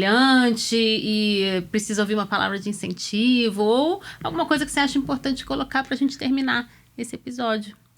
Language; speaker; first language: Portuguese; native; Portuguese